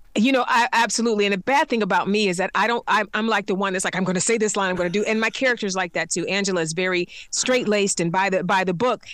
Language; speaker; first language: English; native; English